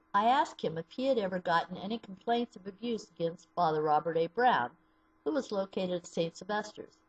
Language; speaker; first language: English; native; English